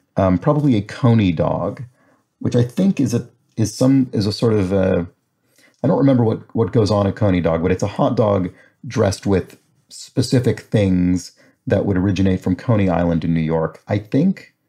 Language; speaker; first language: English; native; English